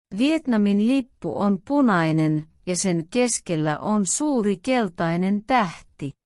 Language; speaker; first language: Finnish; non-native, learner; Vietnamese